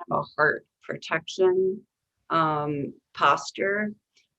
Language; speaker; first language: English; native; English